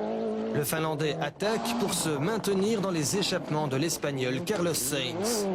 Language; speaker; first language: French; native; French